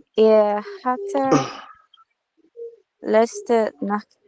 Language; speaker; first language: German; non-native, learner; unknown